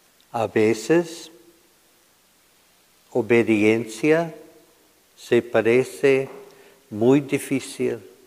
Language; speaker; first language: Spanish; non-native, learner; English